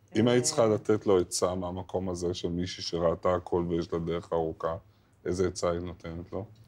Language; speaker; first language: Hebrew; native; Hebrew